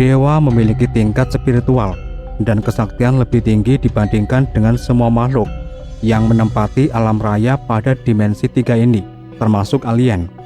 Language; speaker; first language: Indonesian; native; Indonesian